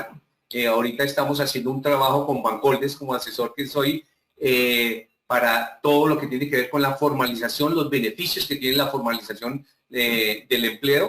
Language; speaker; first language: Spanish; native; Spanish